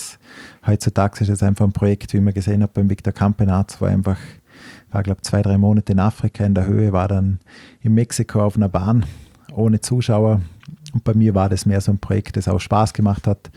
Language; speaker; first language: German; native; German